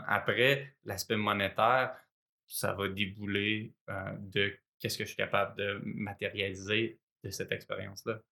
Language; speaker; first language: French; native; French